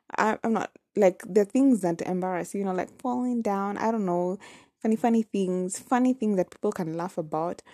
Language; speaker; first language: English; non-native, local second language; Kamba